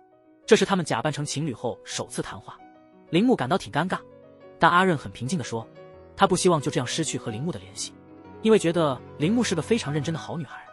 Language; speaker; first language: Chinese; native; Chinese